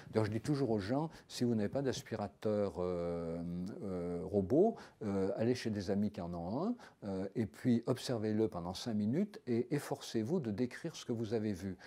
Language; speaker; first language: French; native; French